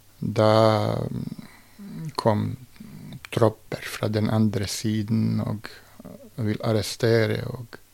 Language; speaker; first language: Norwegian; non-native, fluent; Bosnian